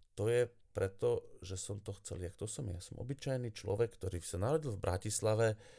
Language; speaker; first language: Slovak; native; Slovak